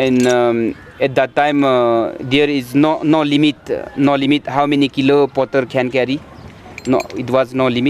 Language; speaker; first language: English; non-native, learner; Nepali